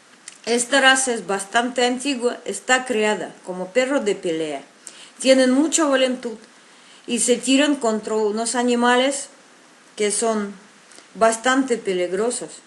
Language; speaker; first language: Spanish; non-native, fluent; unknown